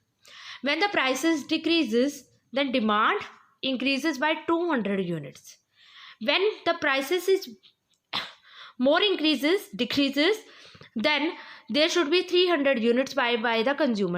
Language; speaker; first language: English; non-native, local second language; Hindi